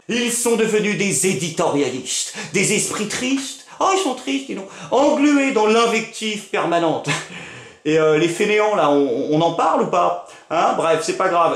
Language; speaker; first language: French; native; French